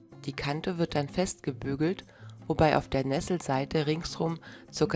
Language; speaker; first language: German; native; German